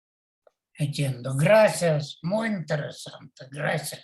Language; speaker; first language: Spanish; non-native, learner; Portuguese